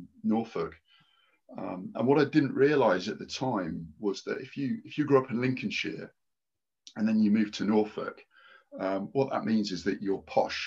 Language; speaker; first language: English; native; English